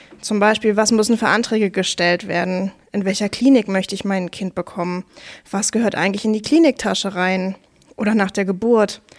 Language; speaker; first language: German; native; German